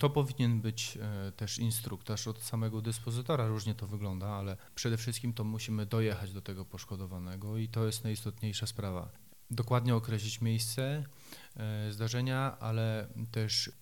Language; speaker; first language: Polish; native; Polish